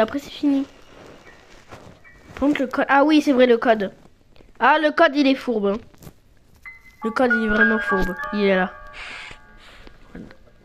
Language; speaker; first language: French; native; French